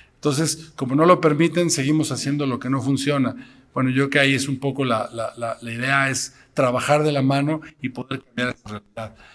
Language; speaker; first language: Spanish; native; Spanish